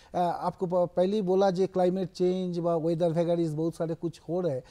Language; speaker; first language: Hindi; non-native, local second language; Bangla